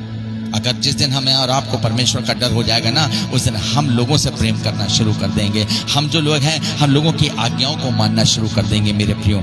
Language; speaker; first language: Hindi; native; Hindi